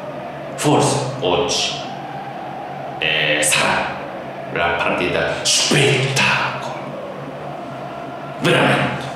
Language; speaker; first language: Italian; non-native, fluent; Japanese